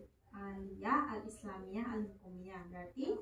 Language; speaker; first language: Arabic; non-native, learner; Indonesian